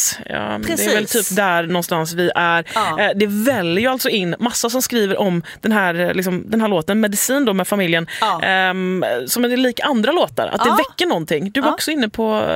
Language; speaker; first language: Swedish; native; Swedish